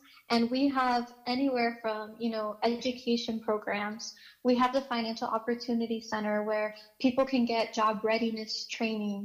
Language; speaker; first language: English; native; English